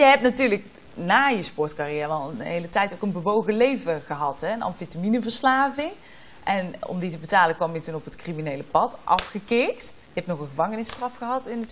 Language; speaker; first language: Dutch; native; Dutch